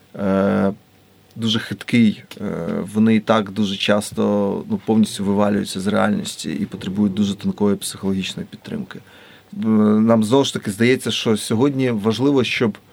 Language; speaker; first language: Ukrainian; native; Ukrainian